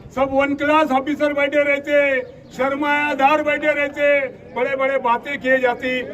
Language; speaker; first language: Hindi; non-native, local second language; Urdu